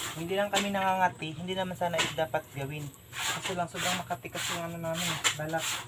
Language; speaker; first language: Filipino; non-native, local second language; Cebuano